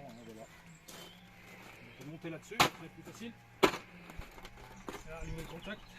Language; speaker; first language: French; native; French